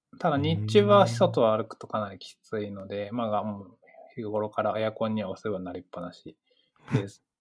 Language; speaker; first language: Japanese; native; Japanese